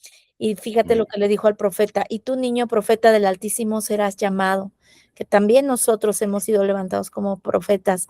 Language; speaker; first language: Spanish; native; Spanish